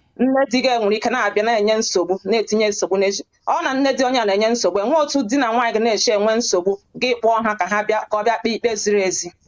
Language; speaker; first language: Igbo; early bilingual, heritage; Igbo